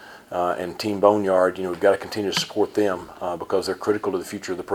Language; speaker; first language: English; native; English